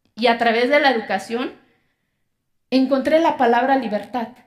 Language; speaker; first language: Spanish; non-native, local second language; Zapotec